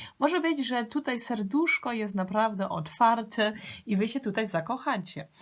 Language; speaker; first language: Polish; early bilingual, heritage; Polish